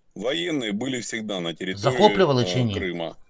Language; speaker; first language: Ukrainian; non-native, local second language; Russian